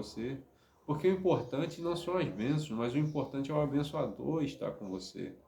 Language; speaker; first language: Portuguese; native; Portuguese